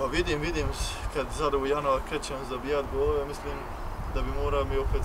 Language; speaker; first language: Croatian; early bilingual, heritage; Bosnian